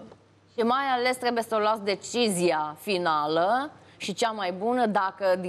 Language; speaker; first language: Romanian; native; Romanian